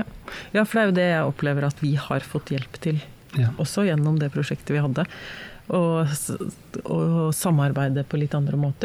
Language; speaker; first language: Norwegian; native; Norwegian